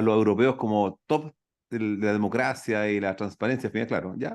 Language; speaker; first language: Spanish; native; Spanish